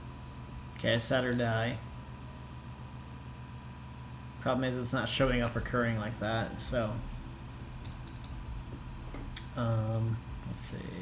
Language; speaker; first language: English; native; English